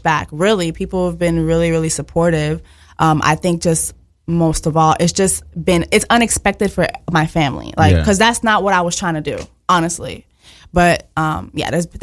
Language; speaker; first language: English; early bilingual, other home language; Haitian Creole